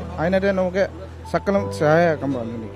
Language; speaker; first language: Malayalam; non-native, learner; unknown